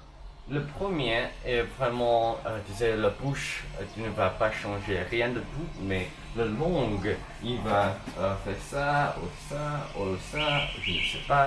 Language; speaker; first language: French; non-native, learner; Chinese